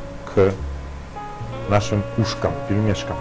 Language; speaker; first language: Russian; native; Russian